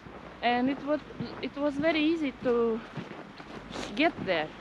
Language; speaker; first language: English; non-native, learner; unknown